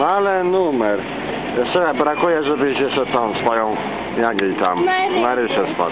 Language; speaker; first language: Polish; native; Polish